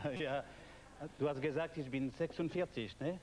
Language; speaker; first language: German; non-native, fluent; French